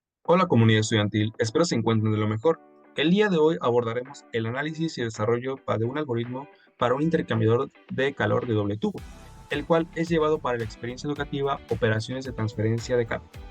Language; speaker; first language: Spanish; native; Spanish